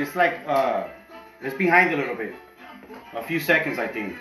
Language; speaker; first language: English; early bilingual, other home language; Spanish